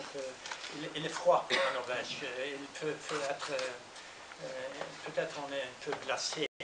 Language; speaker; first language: French; non-native, learner; Norwegian